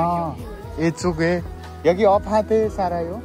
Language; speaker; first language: Korean; non-native, learner; Nepali